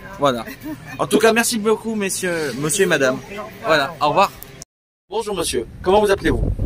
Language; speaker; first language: French; native; French